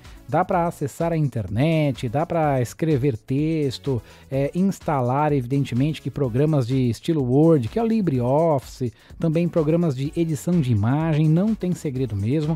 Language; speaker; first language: Portuguese; native; Portuguese